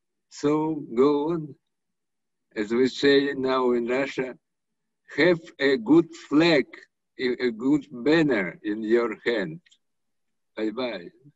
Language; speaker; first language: English; non-native, fluent; Russian